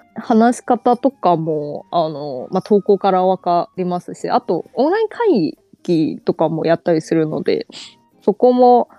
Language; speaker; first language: Japanese; non-native, fluent; Chinese